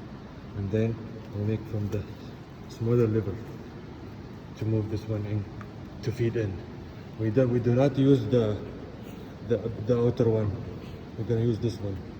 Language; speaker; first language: English; non-native, local second language; Arabic